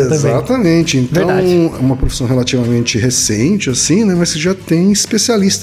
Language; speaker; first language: Portuguese; native; Portuguese